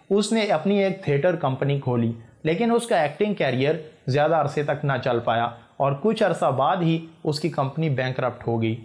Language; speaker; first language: Urdu; native; Urdu